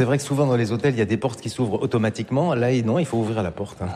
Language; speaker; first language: French; native; French